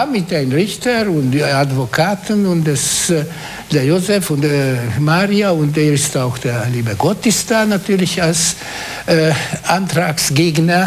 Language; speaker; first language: German; non-native, fluent; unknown